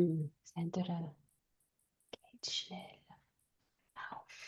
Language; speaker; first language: German; non-native, learner; English